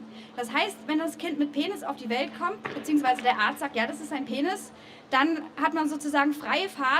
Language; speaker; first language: German; native; German